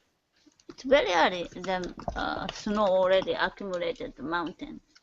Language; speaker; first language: English; non-native, learner; Japanese